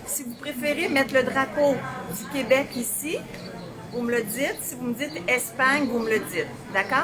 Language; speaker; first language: French; native; French